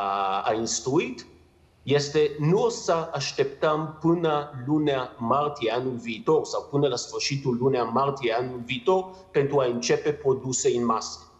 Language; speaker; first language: Romanian; non-native, learner; Hebrew